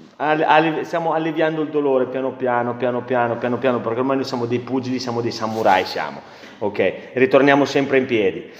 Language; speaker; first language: Italian; native; Italian